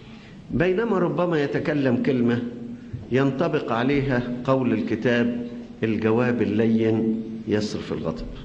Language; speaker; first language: Arabic; native; Arabic